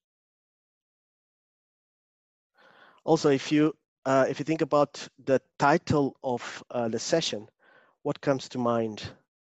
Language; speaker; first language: English; non-native, fluent; Portuguese